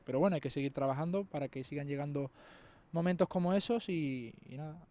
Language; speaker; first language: Spanish; native; Spanish